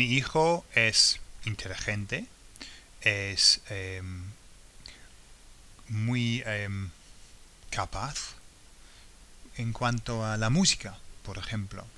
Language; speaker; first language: Spanish; non-native, fluent; English